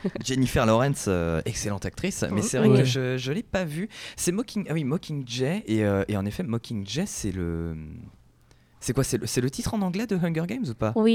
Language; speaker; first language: French; native; French